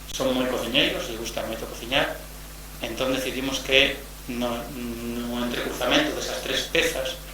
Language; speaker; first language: Galician; native; Galician